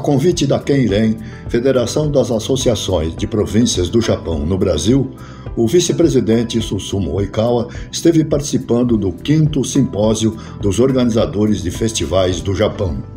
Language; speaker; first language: Portuguese; native; Portuguese